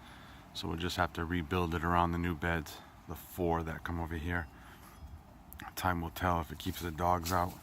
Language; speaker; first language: English; native; English